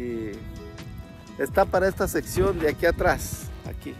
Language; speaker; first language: Spanish; native; Spanish